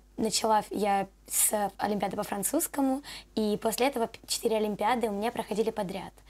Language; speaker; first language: Russian; native; Russian